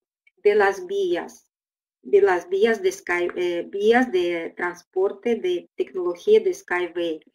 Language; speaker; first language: Spanish; non-native, fluent; Russian